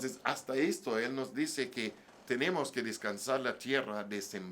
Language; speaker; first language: Spanish; non-native, learner; English